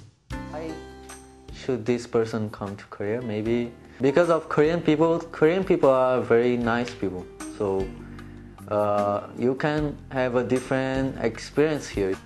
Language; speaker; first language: English; non-native, fluent; Portuguese